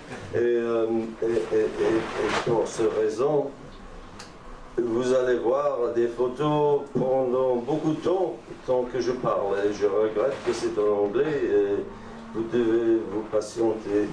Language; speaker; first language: French; non-native, fluent; English